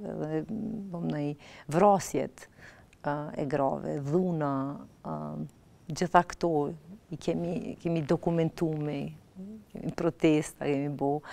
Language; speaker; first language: Albanian; native; Albanian